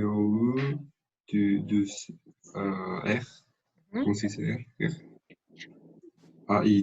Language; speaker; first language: French; non-native, learner; Spanish